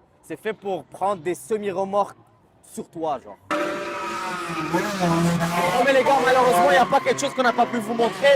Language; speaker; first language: French; native; French